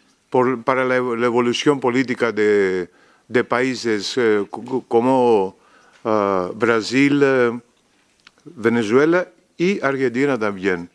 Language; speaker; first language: Spanish; non-native, learner; Greek